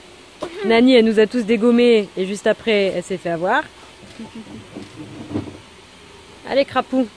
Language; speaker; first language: French; native; French